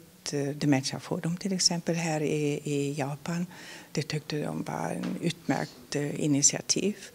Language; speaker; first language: Swedish; non-native, fluent; German